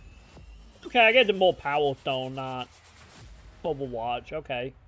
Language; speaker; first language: English; native; English